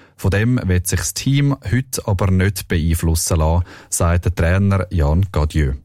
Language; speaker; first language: German; native; German